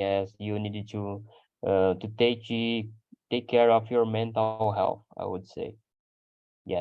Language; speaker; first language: English; non-native, learner; Portuguese